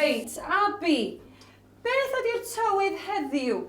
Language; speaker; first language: Welsh; native; Welsh